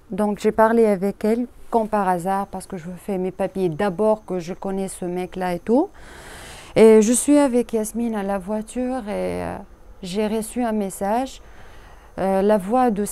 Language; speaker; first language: French; non-native, learner; Arabic